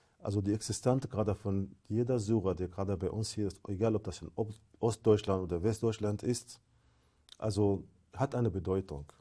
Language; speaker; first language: German; non-native, fluent; Arabic